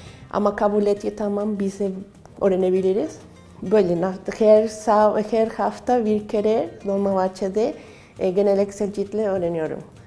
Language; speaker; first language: Turkish; non-native, learner; Spanish